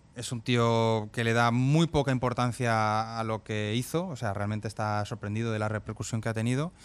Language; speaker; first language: Spanish; native; Spanish